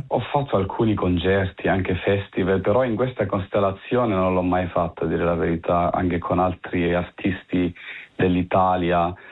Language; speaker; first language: Italian; early bilingual, heritage; Italian